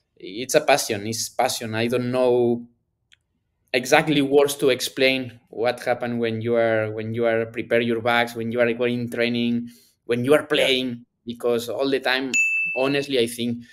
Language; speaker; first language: English; non-native, learner; Spanish